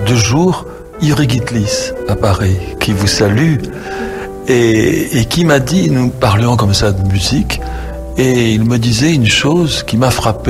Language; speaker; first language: French; native; French